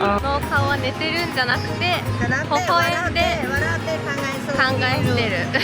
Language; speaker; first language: Japanese; native; Japanese